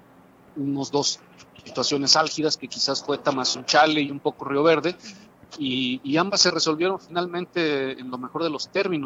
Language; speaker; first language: Spanish; native; Spanish